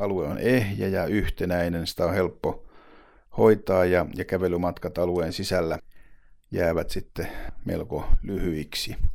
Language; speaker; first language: Finnish; native; Finnish